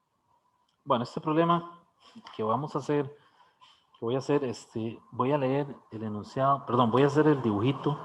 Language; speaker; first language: Spanish; native; Spanish